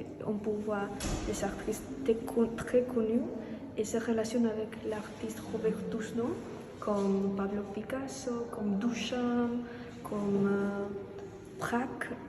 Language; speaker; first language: French; non-native, learner; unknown